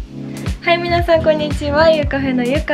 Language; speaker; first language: Japanese; native; Japanese